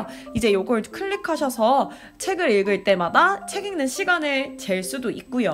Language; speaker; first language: Korean; native; Korean